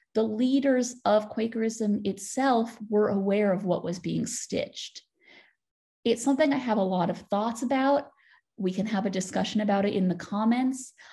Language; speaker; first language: English; native; English